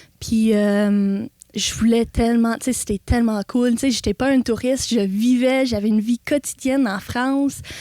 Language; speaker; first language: French; non-native, local second language; English